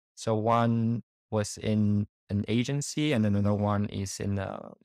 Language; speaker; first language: English; non-native, fluent; Chinese